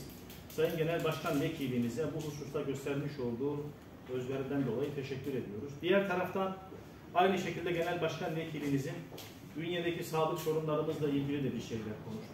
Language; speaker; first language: Turkish; native; Turkish